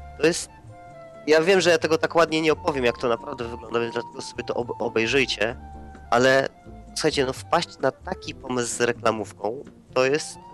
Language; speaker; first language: Polish; native; Polish